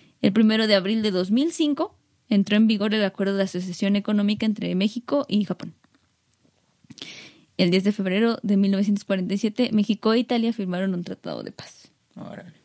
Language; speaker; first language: Spanish; native; Spanish